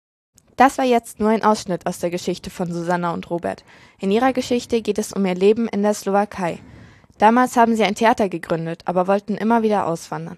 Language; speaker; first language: German; native; German